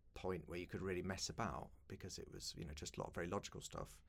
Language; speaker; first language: English; native; English